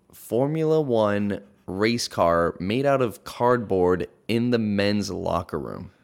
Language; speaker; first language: English; native; English